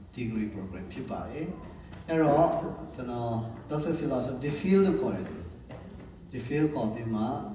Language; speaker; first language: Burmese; non-native, local second language; Tedim Chin